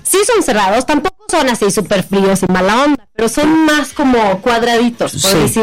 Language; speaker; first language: Spanish; non-native, fluent; Swedish